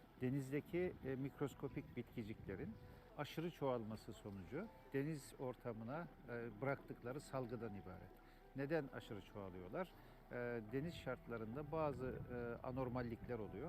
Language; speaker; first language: Turkish; native; Turkish